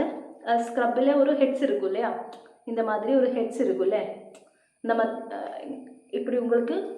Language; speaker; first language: Tamil; non-native, learner; Malayalam